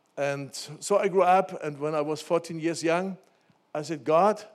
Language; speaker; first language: English; non-native, fluent; German